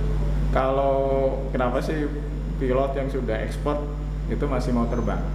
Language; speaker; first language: Indonesian; native; Indonesian